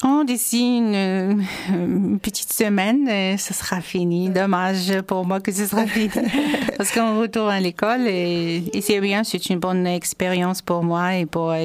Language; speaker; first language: French; non-native, local second language; Arabic